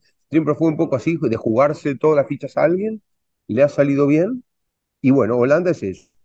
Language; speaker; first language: Spanish; native; Spanish